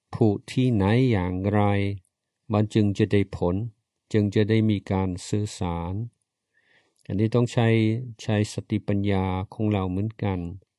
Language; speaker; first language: Thai; non-native, fluent; English